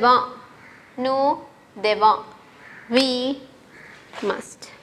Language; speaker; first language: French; non-native, fluent; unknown